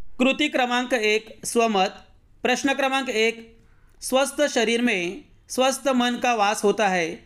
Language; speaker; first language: Hindi; non-native, local second language; Marathi